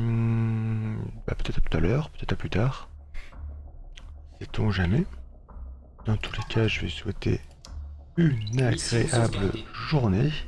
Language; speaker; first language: French; native; French